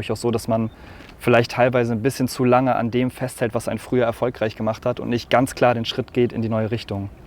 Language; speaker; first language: German; native; German